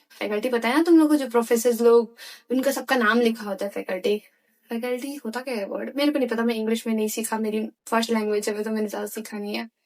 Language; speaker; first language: Hindi; non-native, local second language; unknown